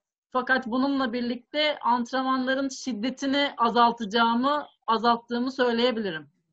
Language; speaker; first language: Turkish; native; Turkish